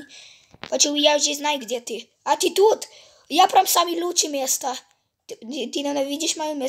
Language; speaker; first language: Russian; early bilingual, heritage; Russian